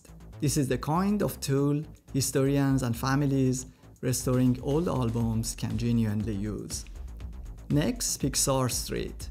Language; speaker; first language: English; non-native, fluent; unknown